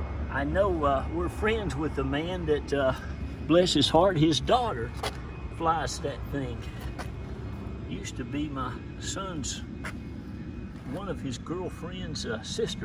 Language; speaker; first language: English; native; English